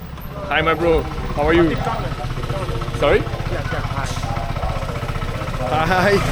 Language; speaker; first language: English; non-native, learner; French